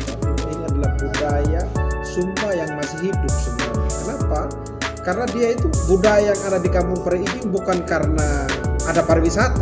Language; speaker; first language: Indonesian; non-native, local second language; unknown